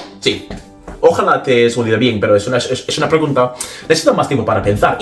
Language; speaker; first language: Spanish; non-native, fluent; English